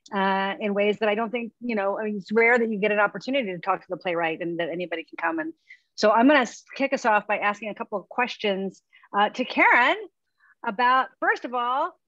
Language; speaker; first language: English; native; English